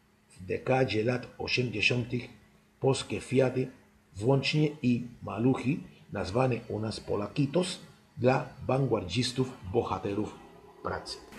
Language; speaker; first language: Polish; non-native, fluent; Spanish